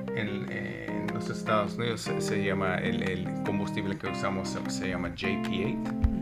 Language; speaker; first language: Spanish; non-native, learner; English